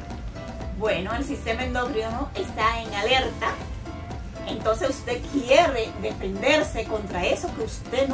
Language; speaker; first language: Spanish; native; Spanish